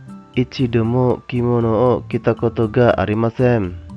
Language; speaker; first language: Japanese; non-native, fluent; Indonesian